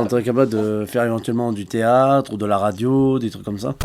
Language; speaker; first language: French; native; French